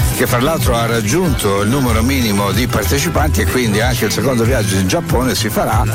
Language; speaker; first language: Italian; native; Italian